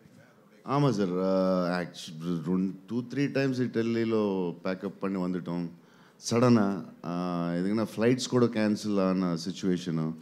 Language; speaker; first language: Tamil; non-native, learner; Telugu